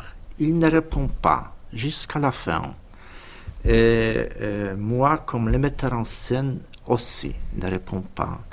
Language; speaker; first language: French; non-native, fluent; Polish